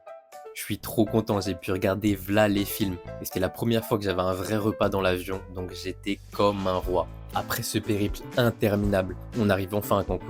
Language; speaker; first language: French; native; French